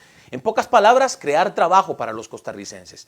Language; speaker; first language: Spanish; native; Spanish